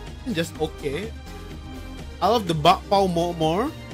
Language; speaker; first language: English; non-native, fluent; Indonesian